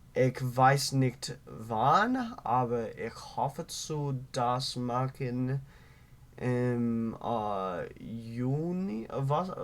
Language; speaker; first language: German; non-native, learner; English